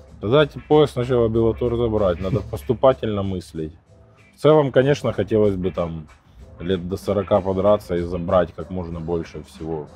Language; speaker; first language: Russian; native; Russian